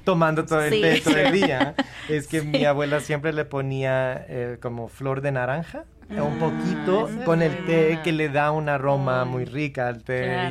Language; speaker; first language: Spanish; non-native, fluent; English